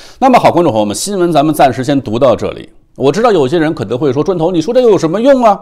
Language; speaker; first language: Chinese; native; Chinese